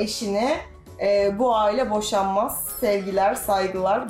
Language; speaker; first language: Turkish; native; Turkish